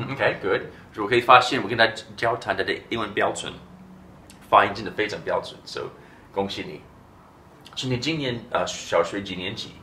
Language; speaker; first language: Chinese; non-native, fluent; English